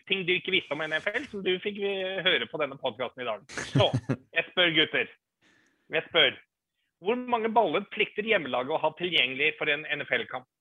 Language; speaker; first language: Norwegian; early bilingual, other home language; English